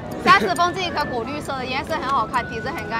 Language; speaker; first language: Chinese; native; Chinese